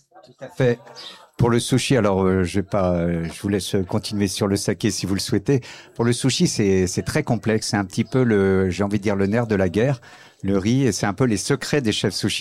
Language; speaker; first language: French; native; French